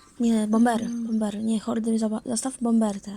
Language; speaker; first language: Polish; native; Polish